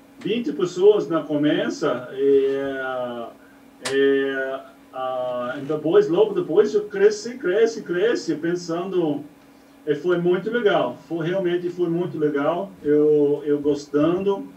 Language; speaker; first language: Portuguese; non-native, learner; English